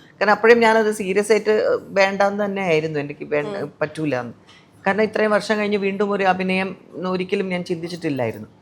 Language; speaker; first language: Malayalam; non-native, local second language; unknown